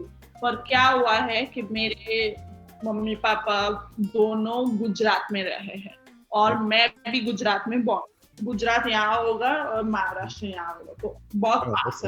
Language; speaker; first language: Hindi; non-native, local second language; Marathi